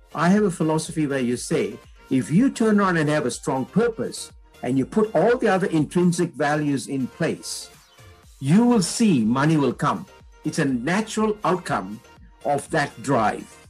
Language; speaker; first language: English; non-native, local second language; Tamil